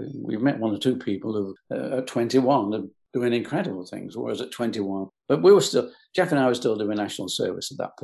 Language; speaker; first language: English; native; English